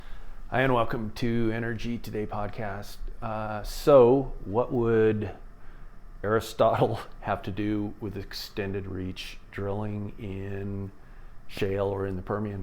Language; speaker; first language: English; native; English